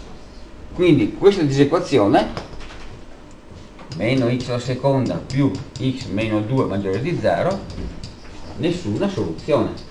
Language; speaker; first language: Italian; native; Italian